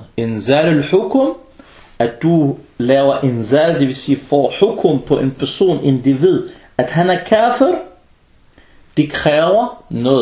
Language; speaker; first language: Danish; early bilingual, other home language; Arabic